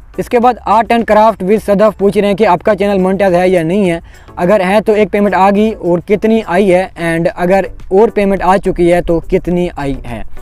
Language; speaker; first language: Urdu; non-native, local second language; Saraiki